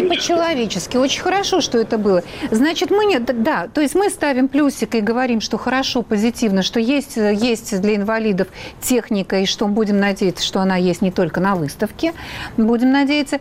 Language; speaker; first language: Russian; native; Russian